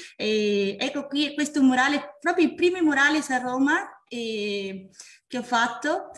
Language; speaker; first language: Italian; non-native, fluent; Spanish